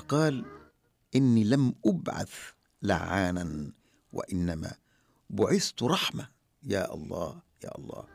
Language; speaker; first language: Arabic; native; Arabic